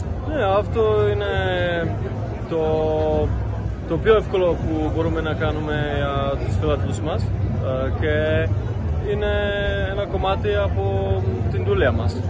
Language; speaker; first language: Greek; non-native, fluent; Czech